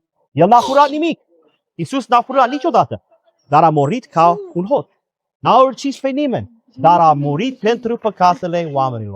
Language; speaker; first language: Romanian; non-native, learner; English